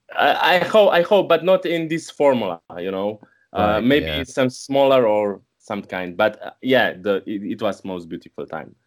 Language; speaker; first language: English; non-native, learner; Slovenian